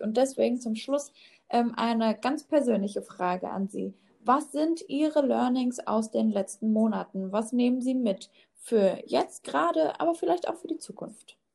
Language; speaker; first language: German; native; German